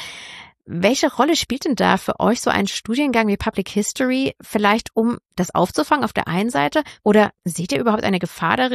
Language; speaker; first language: German; native; German